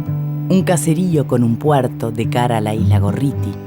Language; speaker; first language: Spanish; native; Spanish